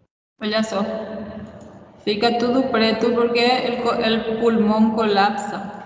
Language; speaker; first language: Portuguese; non-native, fluent; Spanish